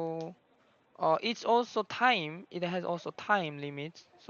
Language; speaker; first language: English; non-native, learner; Korean